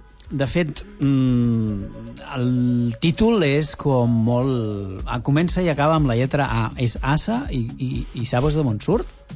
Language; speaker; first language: Catalan; native; Catalan